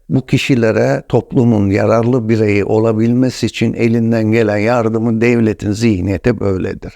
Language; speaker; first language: Turkish; native; Turkish